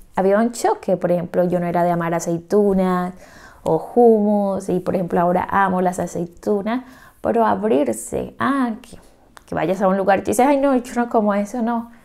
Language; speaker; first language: Spanish; native; Spanish